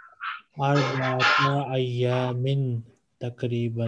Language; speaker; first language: Arabic; non-native, fluent; Urdu